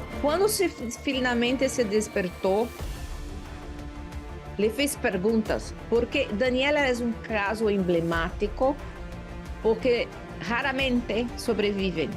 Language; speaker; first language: Spanish; non-native, learner; Portuguese